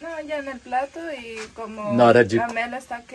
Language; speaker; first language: Portuguese; non-native, learner; Spanish